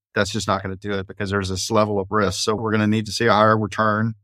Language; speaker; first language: English; native; English